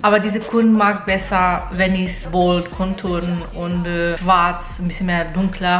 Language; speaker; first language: German; non-native, fluent; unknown